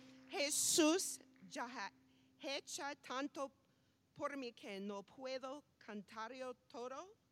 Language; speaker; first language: Spanish; non-native, learner; English